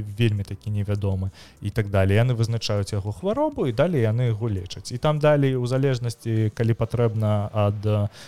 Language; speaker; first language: Belarusian; native; Belarusian